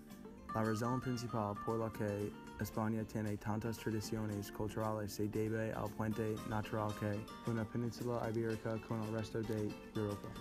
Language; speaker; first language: Spanish; non-native, learner; English